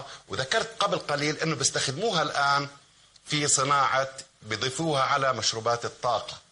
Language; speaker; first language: Arabic; native; Arabic